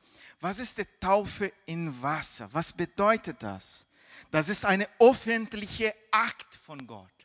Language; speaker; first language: German; non-native, fluent; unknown